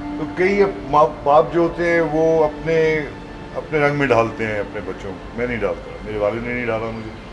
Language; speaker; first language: Urdu; non-native, local second language; Punjabi